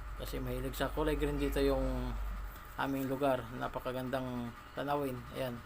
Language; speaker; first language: Filipino; native; Filipino